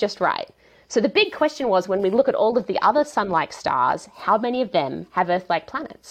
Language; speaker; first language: English; native; English